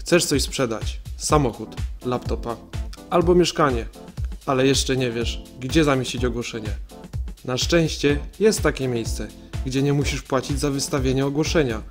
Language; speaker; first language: Polish; native; Polish